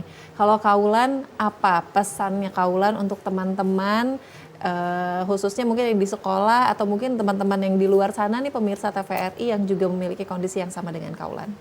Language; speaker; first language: Indonesian; native; Indonesian